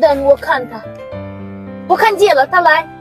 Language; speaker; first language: Chinese; non-native, learner; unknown